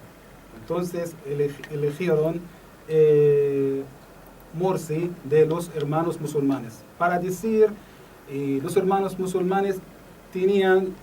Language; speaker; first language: Spanish; non-native, learner; Arabic